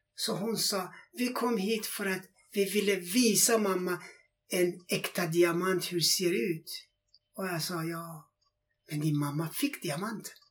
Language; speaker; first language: Swedish; non-native, fluent; Persian